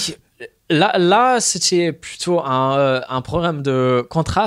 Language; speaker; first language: French; non-native, fluent; English